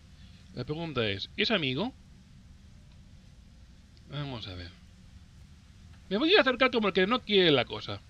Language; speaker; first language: Spanish; native; Spanish